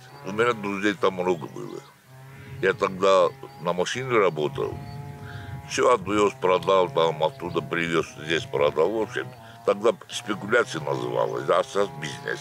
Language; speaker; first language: Russian; non-native, local second language; Armenian